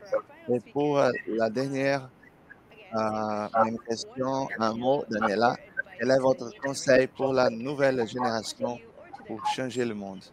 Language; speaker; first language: French; non-native, learner; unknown